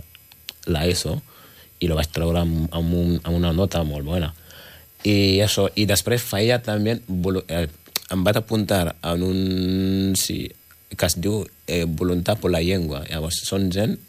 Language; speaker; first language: Catalan; non-native, learner; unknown